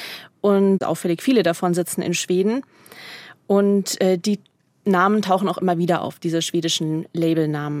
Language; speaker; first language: German; native; German